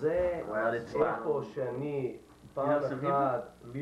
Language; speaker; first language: Hebrew; non-native, learner; English